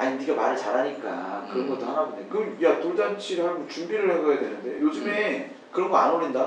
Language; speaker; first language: Korean; native; Korean